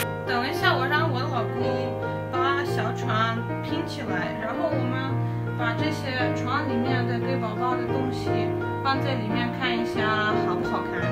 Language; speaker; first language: Chinese; non-native, fluent; Russian